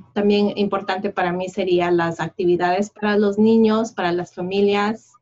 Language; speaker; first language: Spanish; early bilingual, heritage; Spanish